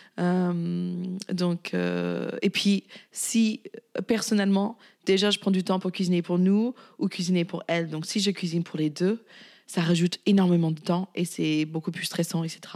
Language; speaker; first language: French; non-native, fluent; English